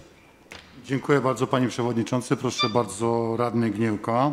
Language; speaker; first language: Polish; native; Polish